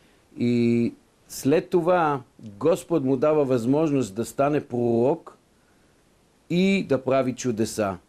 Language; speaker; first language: Bulgarian; non-native, fluent; Hebrew